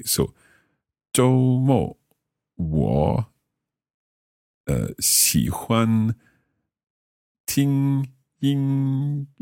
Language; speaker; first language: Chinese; non-native, learner; English